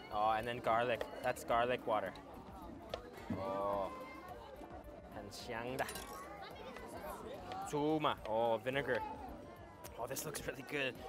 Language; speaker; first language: English; native; English